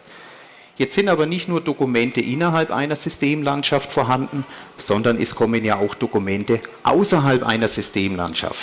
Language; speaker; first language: German; native; German